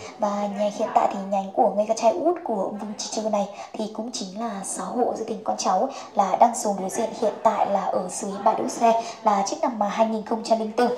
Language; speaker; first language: Vietnamese; non-native, local second language; Hmong